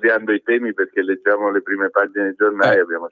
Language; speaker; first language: Italian; native; Italian